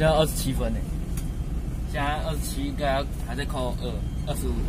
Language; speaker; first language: Chinese; native; Chinese